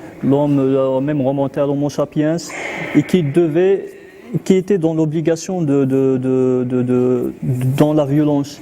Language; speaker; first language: French; non-native, local second language; Kabyle